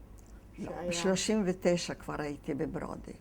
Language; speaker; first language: Hebrew; non-native, fluent; Yiddish